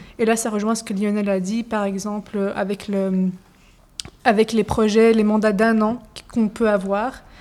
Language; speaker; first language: French; native; French